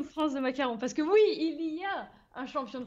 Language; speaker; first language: French; native; French